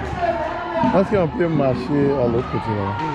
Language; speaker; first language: French; non-native, fluent; English